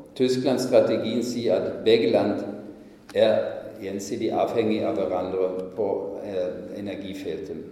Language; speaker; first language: Norwegian; non-native, fluent; German